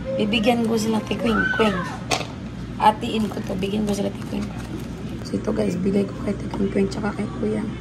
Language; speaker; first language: Filipino; non-native, local second language; Cebuano